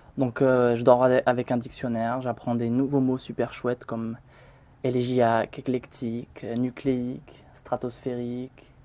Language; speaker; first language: French; early bilingual, other home language; Arabic